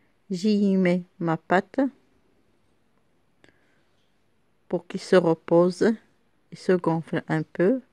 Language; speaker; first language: French; non-native, local second language; Arabic